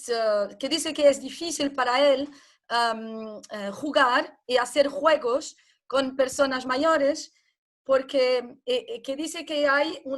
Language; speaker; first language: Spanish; non-native, fluent; Portuguese